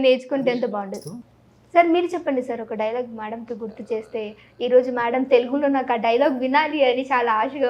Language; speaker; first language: Telugu; native; Telugu